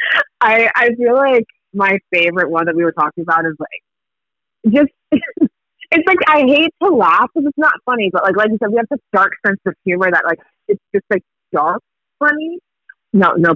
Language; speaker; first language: English; early bilingual, other home language; Swahili